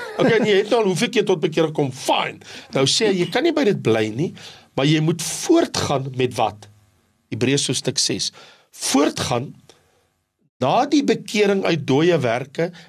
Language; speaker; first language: Afrikaans; native; Afrikaans